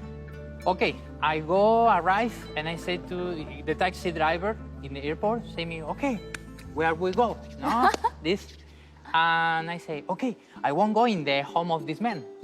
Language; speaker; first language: English; non-native, learner; Spanish